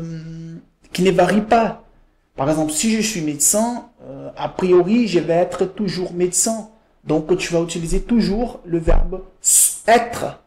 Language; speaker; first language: French; non-native, fluent; Portuguese